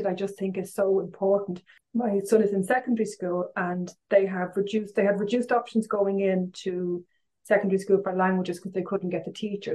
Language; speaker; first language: English; native; English